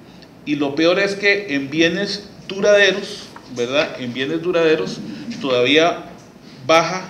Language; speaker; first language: Spanish; native; Spanish